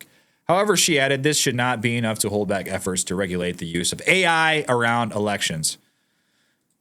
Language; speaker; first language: English; native; English